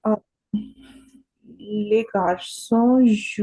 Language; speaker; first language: French; non-native, learner; Hindi